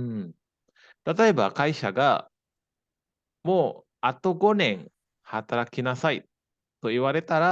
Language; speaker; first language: Japanese; non-native, fluent; Indonesian